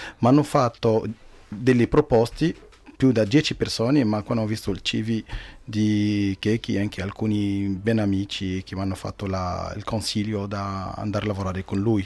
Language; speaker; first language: Italian; non-native, learner; Arabic